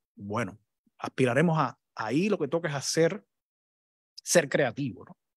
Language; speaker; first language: Spanish; native; Spanish